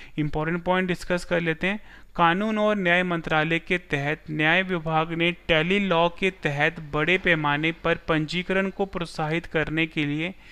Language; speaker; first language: Hindi; non-native, local second language; Gujarati